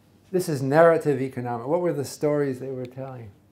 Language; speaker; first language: English; native; English